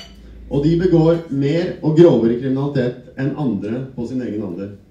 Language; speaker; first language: Norwegian; native; Norwegian